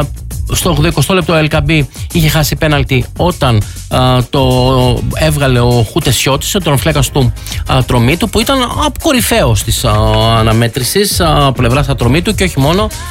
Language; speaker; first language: Greek; native; Greek